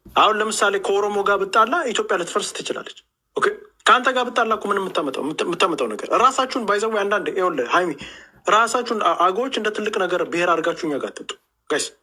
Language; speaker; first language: Amharic; native; Amharic